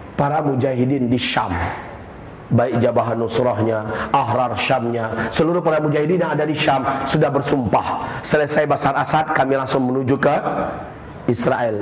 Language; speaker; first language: Indonesian; non-native, local second language; Minangkabau